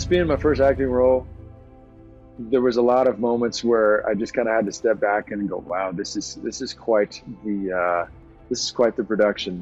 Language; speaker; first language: English; native; English